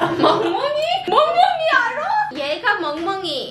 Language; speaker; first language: Korean; early bilingual, heritage; English